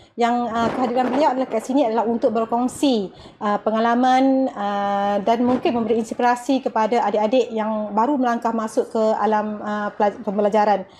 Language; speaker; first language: Malay; native; Malay